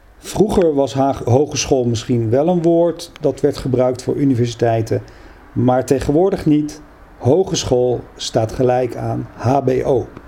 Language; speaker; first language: Dutch; native; Dutch